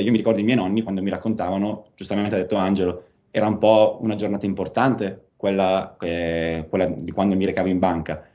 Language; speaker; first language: Italian; native; Italian